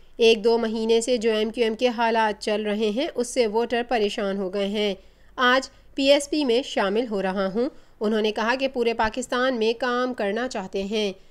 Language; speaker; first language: Urdu; native; Urdu